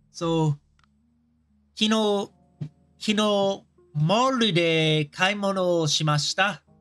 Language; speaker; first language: Japanese; non-native, learner; English